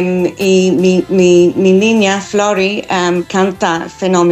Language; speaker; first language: Spanish; non-native, fluent; English